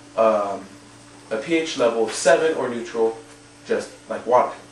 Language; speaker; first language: English; native; English